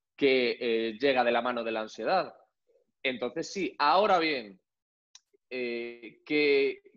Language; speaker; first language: Spanish; native; Spanish